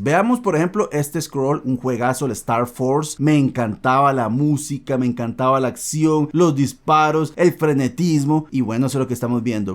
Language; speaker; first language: Spanish; native; Spanish